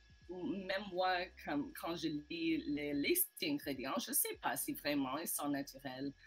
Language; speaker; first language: French; non-native, local second language; English